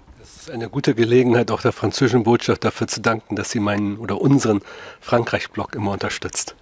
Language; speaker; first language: German; native; German